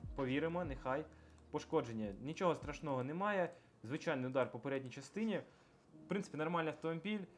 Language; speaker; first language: Ukrainian; non-native, local second language; Russian